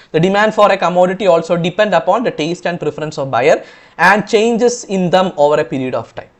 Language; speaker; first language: English; non-native, local second language; Malayalam